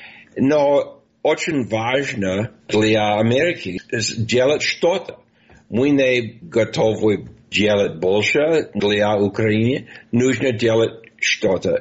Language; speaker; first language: Russian; non-native, fluent; English